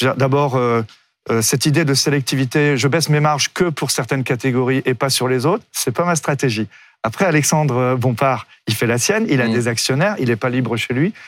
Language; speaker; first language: French; native; French